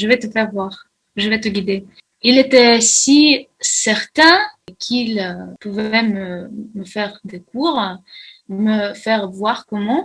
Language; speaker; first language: French; non-native, fluent; Russian